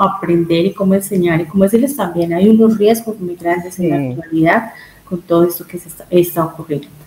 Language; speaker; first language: Spanish; native; Spanish